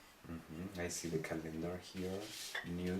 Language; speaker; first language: English; non-native, fluent; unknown